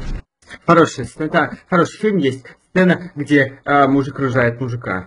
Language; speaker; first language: Russian; native; Russian